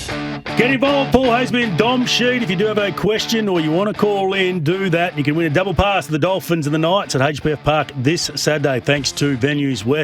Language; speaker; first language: English; native; English